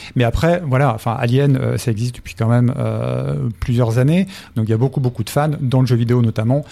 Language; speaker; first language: French; native; French